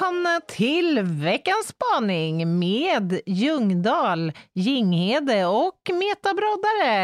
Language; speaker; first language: Swedish; native; Swedish